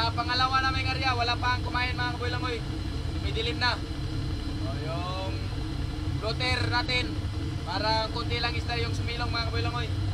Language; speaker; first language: Filipino; non-native, local second language; Cebuano